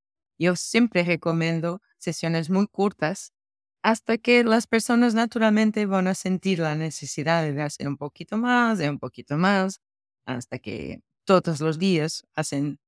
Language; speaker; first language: Spanish; non-native, fluent; Portuguese